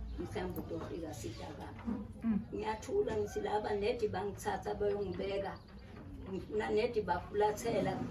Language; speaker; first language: Zulu; non-native, local second language; Swati